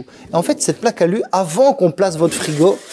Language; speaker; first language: French; native; French